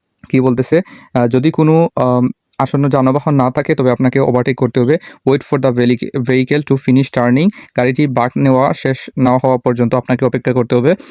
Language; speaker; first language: Bangla; non-native, local second language; Sylheti